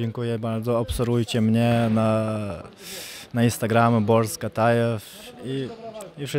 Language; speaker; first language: Polish; non-native, fluent; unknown